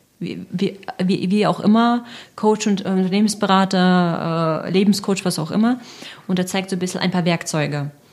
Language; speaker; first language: German; non-native, fluent; Russian